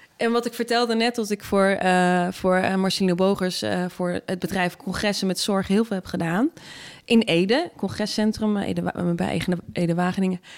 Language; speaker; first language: Dutch; native; Dutch